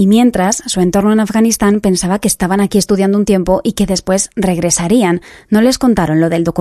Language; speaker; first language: Spanish; native; Spanish